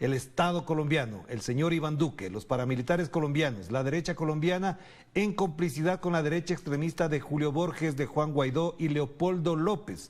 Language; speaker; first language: Spanish; native; Spanish